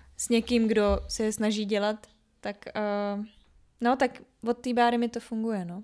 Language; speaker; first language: Czech; native; Czech